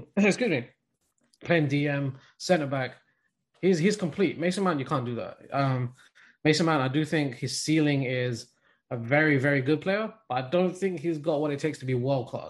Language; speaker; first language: English; native; English